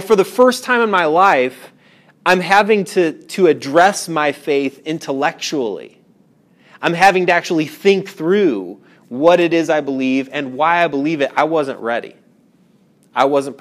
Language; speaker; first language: English; native; English